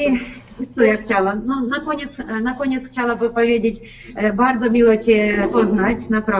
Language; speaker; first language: Polish; non-native, learner; Ukrainian